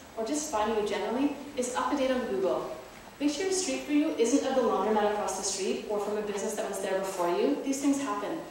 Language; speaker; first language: English; native; English